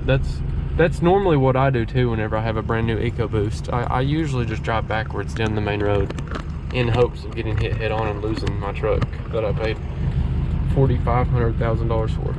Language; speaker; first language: English; native; English